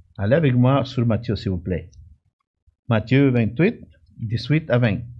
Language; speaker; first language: French; non-native, fluent; Spanish